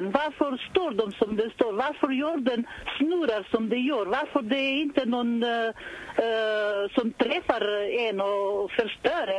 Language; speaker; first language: Swedish; non-native, fluent; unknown